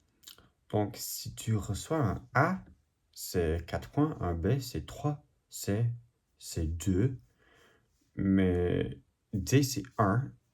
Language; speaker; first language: French; non-native, learner; English